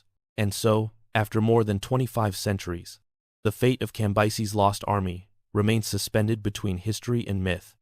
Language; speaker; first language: English; native; English